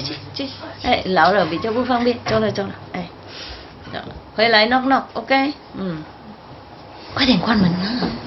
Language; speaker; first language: Chinese; non-native, fluent; Vietnamese